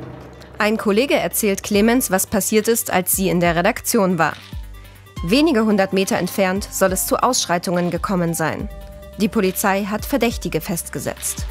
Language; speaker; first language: German; native; German